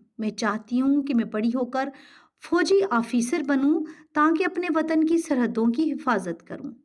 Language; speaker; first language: Urdu; native; Urdu